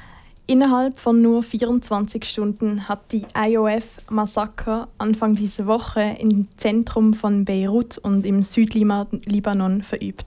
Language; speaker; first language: German; native; German